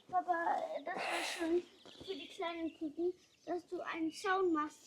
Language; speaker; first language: German; early bilingual, other home language; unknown